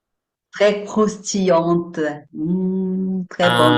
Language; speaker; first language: French; non-native, fluent; Portuguese